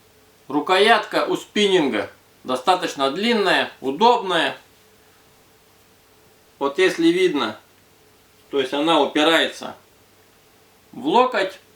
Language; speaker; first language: Russian; native; Russian